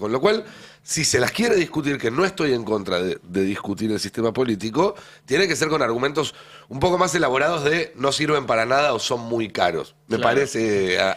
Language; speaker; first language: Spanish; native; Spanish